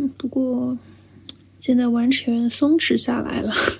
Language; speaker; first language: Chinese; native; Chinese